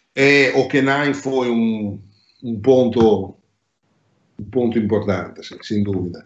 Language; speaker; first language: Portuguese; non-native, fluent; Italian